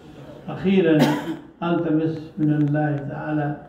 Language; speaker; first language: Arabic; non-native, fluent; Urdu